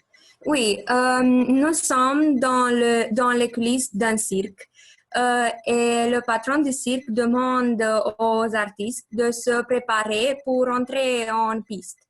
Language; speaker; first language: French; non-native, learner; Romanian